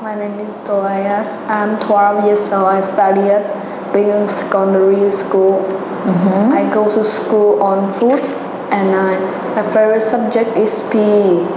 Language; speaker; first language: English; non-native, learner; Vietnamese